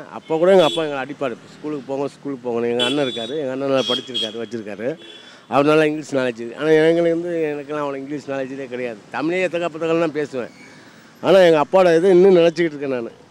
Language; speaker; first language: Tamil; native; Tamil